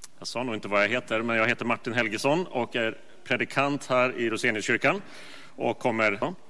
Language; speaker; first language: Swedish; native; Swedish